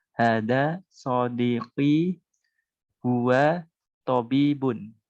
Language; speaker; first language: Arabic; non-native, learner; Indonesian